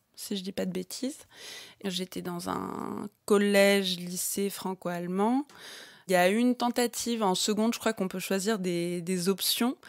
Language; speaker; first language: French; early bilingual, other home language; German